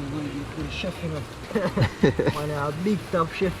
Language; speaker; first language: English; native; English